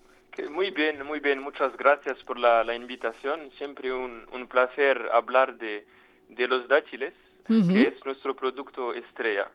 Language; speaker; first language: Spanish; non-native, fluent; French